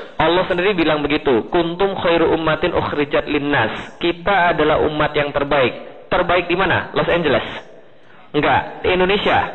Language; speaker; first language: Indonesian; native; Indonesian